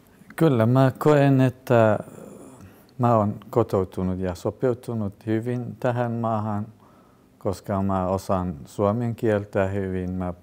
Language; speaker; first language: Finnish; non-native, fluent; Kurdish